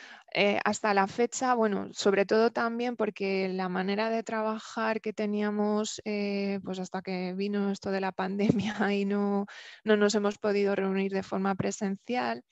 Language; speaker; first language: Spanish; native; Spanish